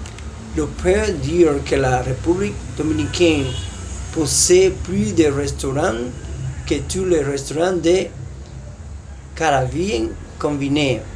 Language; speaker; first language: French; non-native, learner; Spanish